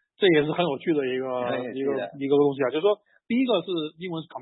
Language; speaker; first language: Chinese; native; Chinese